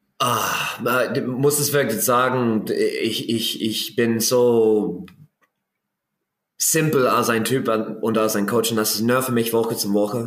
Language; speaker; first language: German; non-native, learner; English